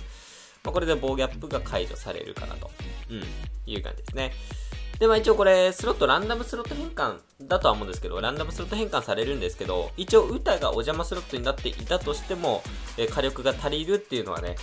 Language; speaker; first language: Japanese; native; Japanese